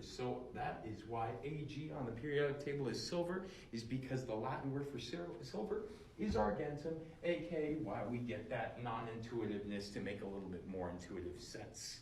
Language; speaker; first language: English; native; English